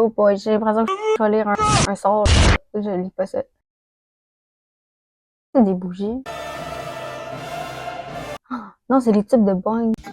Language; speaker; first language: French; native; French